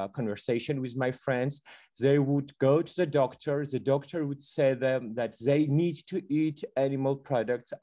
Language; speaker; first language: English; non-native, fluent; Georgian